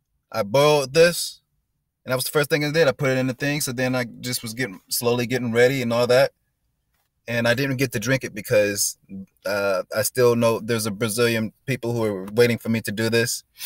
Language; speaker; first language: English; native; English